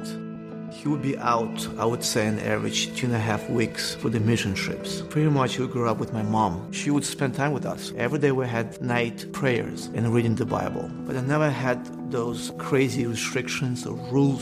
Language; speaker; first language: English; non-native, fluent; Russian